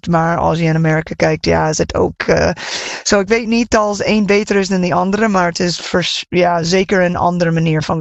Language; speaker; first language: Dutch; non-native, fluent; English